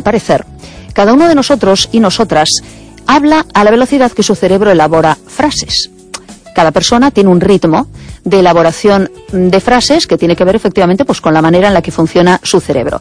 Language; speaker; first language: Spanish; native; Spanish